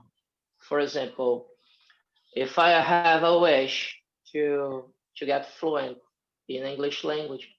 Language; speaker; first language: English; non-native, fluent; Portuguese